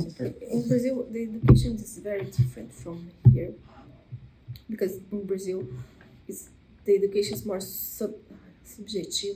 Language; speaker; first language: English; non-native, learner; Portuguese